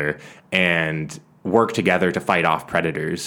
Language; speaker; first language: English; native; English